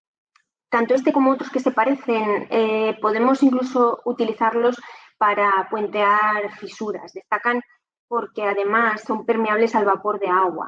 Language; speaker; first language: Spanish; native; Spanish